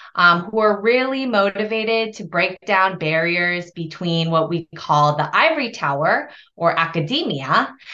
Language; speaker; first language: English; native; English